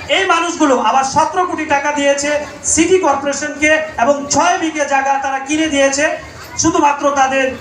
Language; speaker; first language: Bangla; non-native, local second language; Urdu